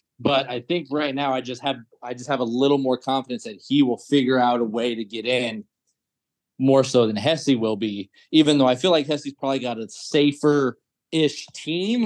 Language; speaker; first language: English; native; English